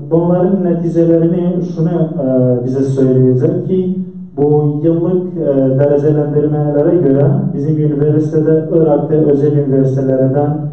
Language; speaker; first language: Turkish; non-native, fluent; Central Kurdish